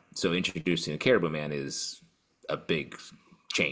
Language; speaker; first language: English; native; English